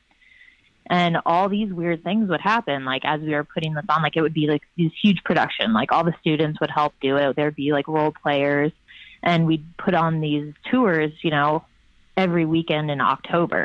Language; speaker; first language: English; native; English